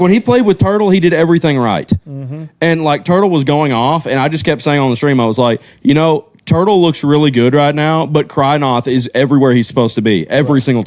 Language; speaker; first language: English; native; English